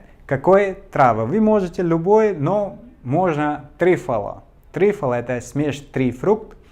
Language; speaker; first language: Russian; non-native, learner; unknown